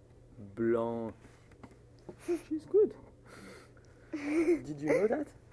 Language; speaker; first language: English; non-native, fluent; French